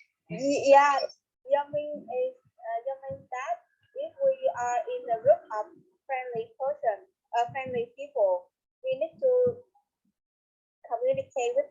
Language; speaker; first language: English; non-native, learner; Vietnamese